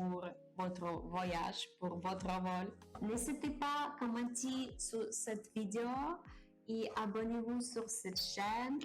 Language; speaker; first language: French; non-native, learner; Japanese